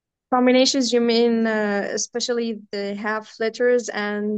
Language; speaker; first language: English; non-native, fluent; Armenian